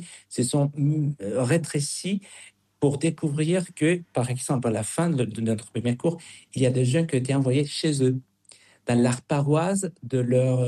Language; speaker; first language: French; non-native, fluent; Spanish